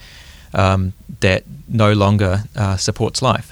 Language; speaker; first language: English; native; English